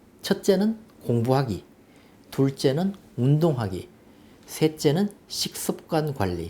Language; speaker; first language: Korean; native; Korean